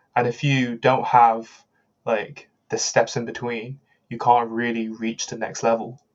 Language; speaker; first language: English; native; English